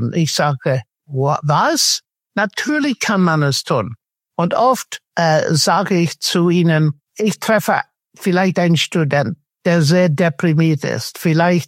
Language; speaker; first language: German; non-native, fluent; English